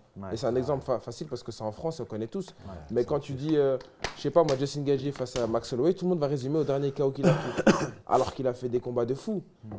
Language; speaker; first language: French; native; French